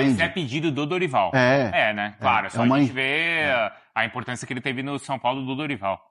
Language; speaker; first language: Portuguese; native; Portuguese